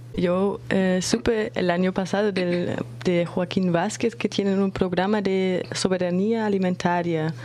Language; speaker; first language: Spanish; non-native, fluent; German